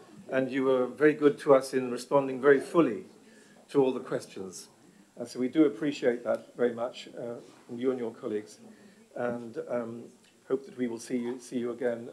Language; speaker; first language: English; native; English